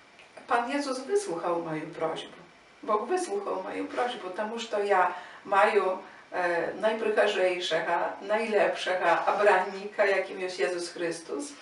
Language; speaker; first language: Polish; non-native, learner; Ukrainian